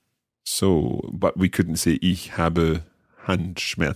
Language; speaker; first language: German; non-native, learner; English